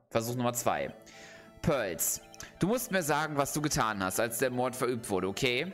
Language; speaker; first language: German; native; German